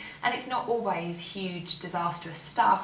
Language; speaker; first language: English; native; English